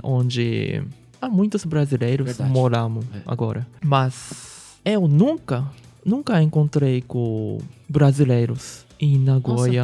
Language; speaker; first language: Portuguese; early bilingual, heritage; Japanese